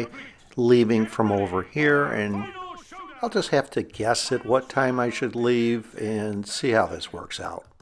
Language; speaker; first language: English; native; English